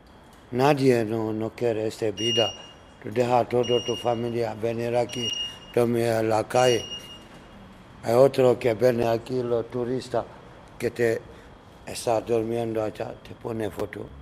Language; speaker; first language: Spanish; non-native, learner; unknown